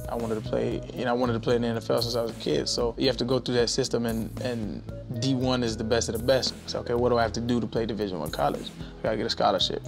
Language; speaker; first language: English; native; English